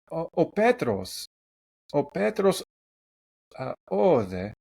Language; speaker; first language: Greek; non-native, fluent; English